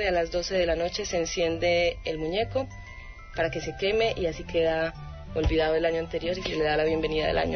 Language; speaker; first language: Spanish; native; Spanish